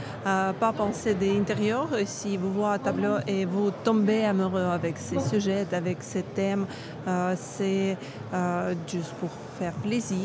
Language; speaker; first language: French; non-native, learner; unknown